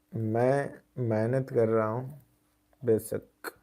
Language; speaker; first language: Hindi; non-native, local second language; Gujarati